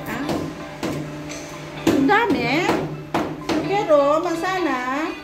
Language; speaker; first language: Spanish; non-native, learner; Filipino